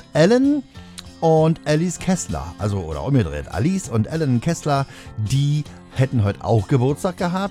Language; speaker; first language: German; native; German